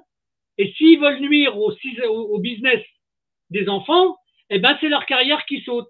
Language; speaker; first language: French; native; French